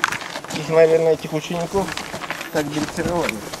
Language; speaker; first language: Russian; native; Russian